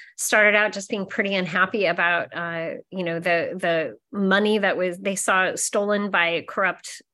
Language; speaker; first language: English; native; English